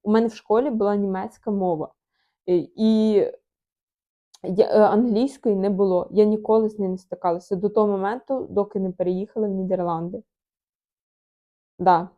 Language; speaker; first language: Ukrainian; non-native, local second language; Russian